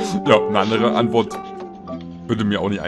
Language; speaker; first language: German; native; German